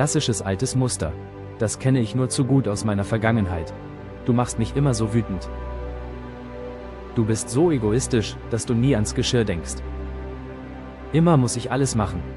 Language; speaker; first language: German; native; German